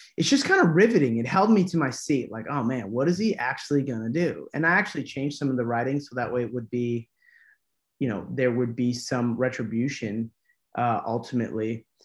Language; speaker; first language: English; native; English